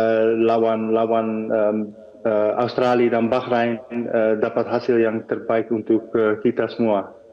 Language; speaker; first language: Indonesian; non-native, fluent; Dutch